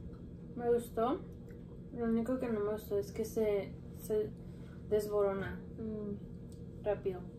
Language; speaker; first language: Spanish; early bilingual, heritage; English